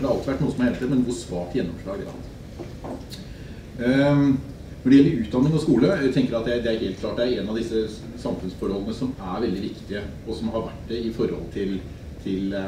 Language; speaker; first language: Norwegian; native; Norwegian